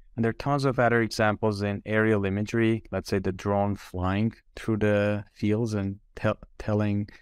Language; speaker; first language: English; non-native, fluent; Armenian